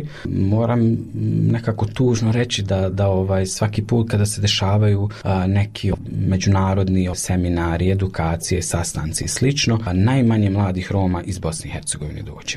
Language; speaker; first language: Serbian; native; Serbian